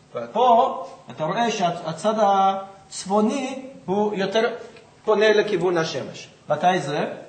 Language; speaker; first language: Hebrew; non-native, fluent; English